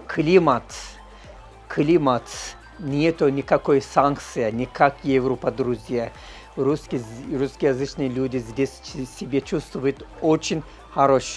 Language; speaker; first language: Russian; non-native, learner; Turkish